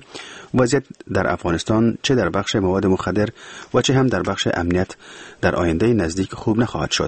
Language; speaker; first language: Persian; native; Persian